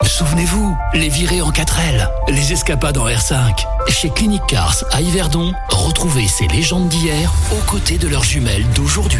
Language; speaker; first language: French; native; French